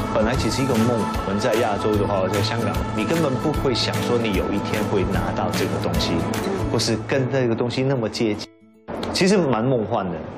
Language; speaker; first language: Chinese; non-native, local second language; Cantonese